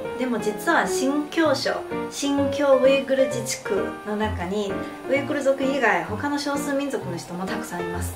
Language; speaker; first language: Japanese; non-native, fluent; Chinese